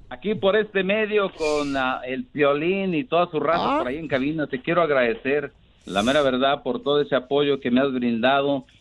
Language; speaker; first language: Spanish; native; Spanish